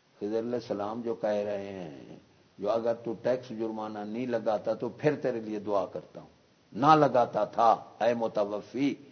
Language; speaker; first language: Urdu; non-native, local second language; Punjabi